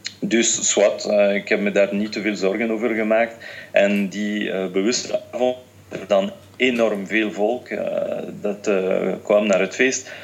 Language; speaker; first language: Dutch; non-native, fluent; French